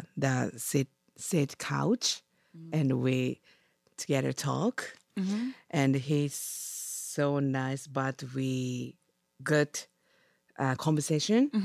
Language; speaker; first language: English; non-native, learner; Japanese